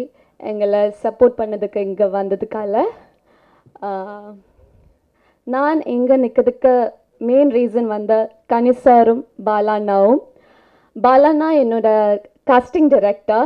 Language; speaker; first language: Tamil; non-native, fluent; Malayalam